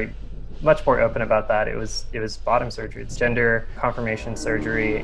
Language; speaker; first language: English; native; English